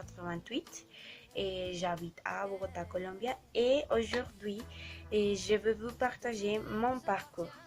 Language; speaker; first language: French; non-native, learner; Spanish